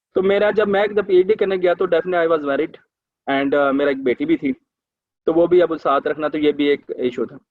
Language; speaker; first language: Urdu; non-native, local second language; Punjabi